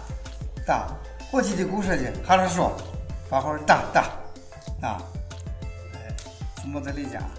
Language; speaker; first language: Russian; non-native, learner; Chinese